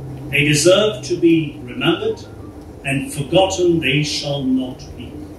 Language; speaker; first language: English; non-native, local second language; Morisyen